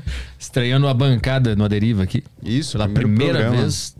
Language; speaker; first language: Portuguese; native; Portuguese